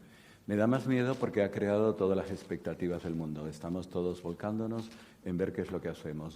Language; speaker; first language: Spanish; native; Spanish